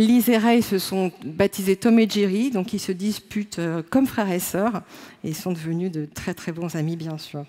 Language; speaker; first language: French; native; French